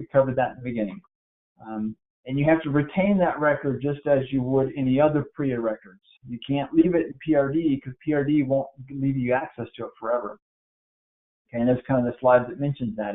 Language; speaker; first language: English; native; English